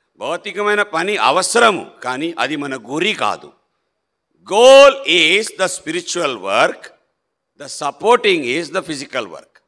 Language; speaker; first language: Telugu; non-native, local second language; Malayalam